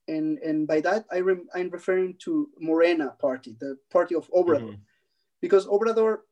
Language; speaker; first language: English; non-native, fluent; Spanish